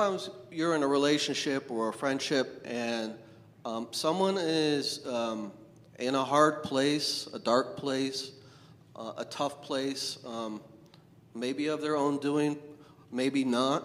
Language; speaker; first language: English; native; English